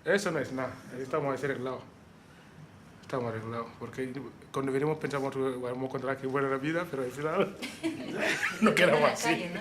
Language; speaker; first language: Spanish; non-native, learner; Wolof